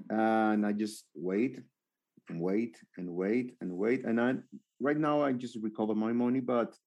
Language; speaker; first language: English; non-native, fluent; Spanish